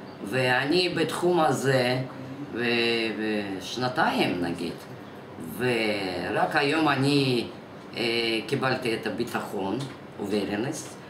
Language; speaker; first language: Hebrew; non-native, fluent; Russian